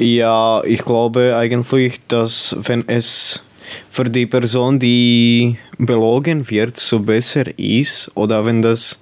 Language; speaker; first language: German; non-native, local second language; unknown